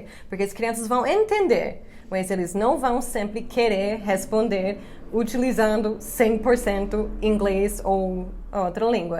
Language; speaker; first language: Portuguese; non-native, fluent; English